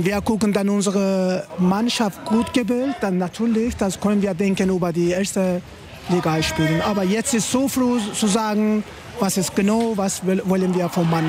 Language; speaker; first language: German; non-native, learner; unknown